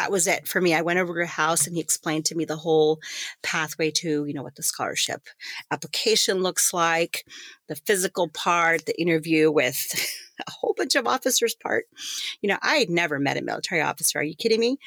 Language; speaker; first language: English; native; English